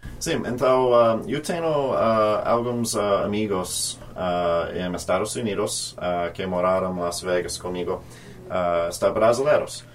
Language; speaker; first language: Portuguese; non-native, learner; English